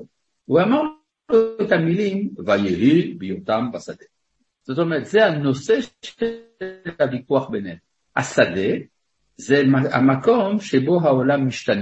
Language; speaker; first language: Hebrew; non-native, fluent; French